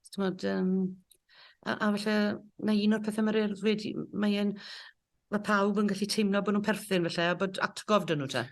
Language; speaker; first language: Welsh; native; Welsh